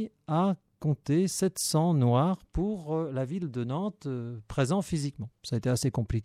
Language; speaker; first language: French; native; French